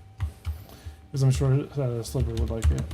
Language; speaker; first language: English; native; English